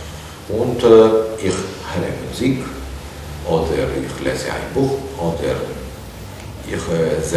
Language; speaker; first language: German; non-native, learner; Spanish